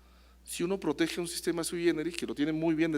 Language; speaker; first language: Spanish; native; Spanish